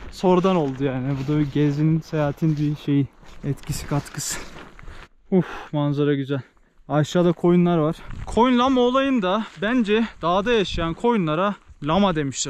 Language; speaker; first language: Turkish; native; Turkish